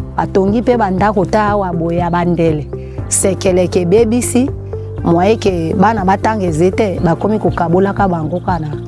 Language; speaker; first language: Lingala; native; Lingala